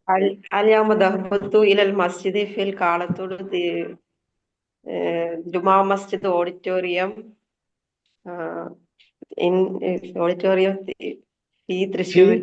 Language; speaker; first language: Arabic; non-native, learner; Malayalam